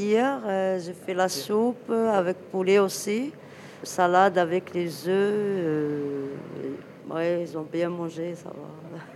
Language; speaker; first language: French; non-native, fluent; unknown